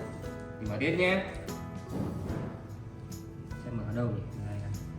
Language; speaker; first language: Vietnamese; native; Vietnamese